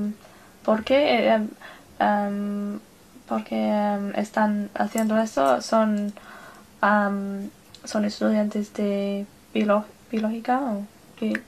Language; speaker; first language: Spanish; non-native, learner; English